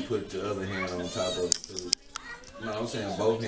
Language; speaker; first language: English; native; English